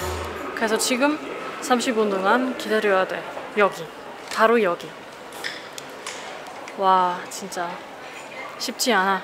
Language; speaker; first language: Korean; non-native, fluent; German